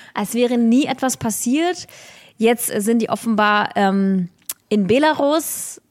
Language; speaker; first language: German; early bilingual, other home language; Russian